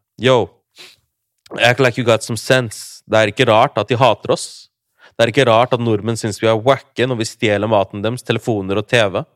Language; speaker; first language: Norwegian; early bilingual, other home language; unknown